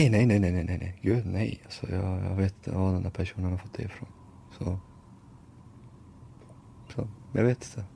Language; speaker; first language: Swedish; early bilingual, other home language; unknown